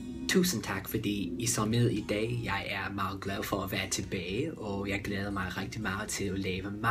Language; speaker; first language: Danish; non-native, fluent; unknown